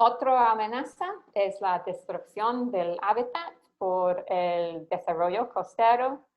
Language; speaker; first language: Spanish; non-native, fluent; English